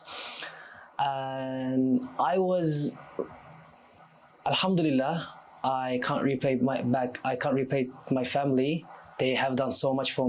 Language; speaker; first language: English; non-native, fluent; Turkish